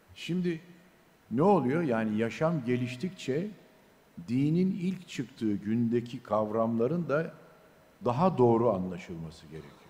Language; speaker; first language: Turkish; native; Turkish